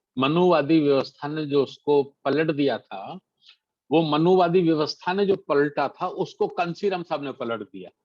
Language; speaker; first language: Hindi; native; Hindi